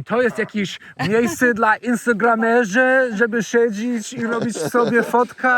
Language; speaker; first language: Polish; non-native, learner; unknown